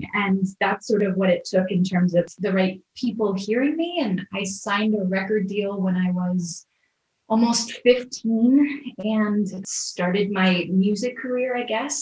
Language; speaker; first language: English; native; English